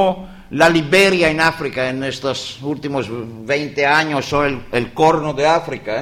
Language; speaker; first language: Spanish; non-native, learner; Greek